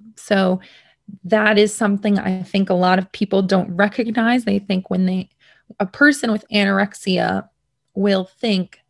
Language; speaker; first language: English; native; English